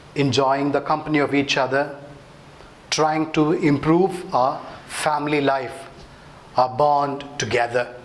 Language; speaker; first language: English; non-native, local second language; Tamil